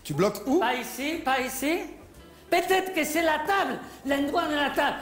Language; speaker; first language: French; non-native, learner; Spanish